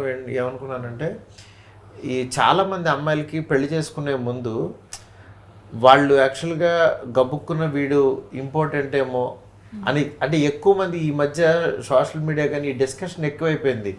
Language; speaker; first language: Telugu; native; Telugu